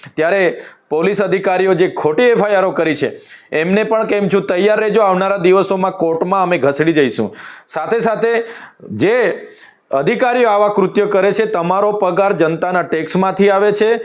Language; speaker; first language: Gujarati; non-native, local second language; Vasavi